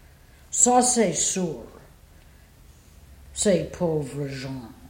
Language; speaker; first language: French; non-native, fluent; English